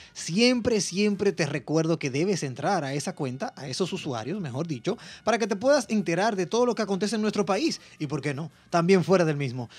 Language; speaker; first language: Spanish; native; Spanish